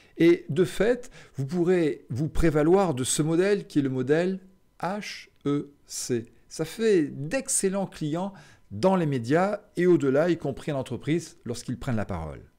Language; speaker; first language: French; native; French